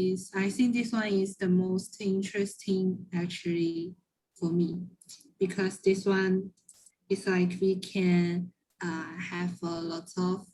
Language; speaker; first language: English; non-native, learner; Chinese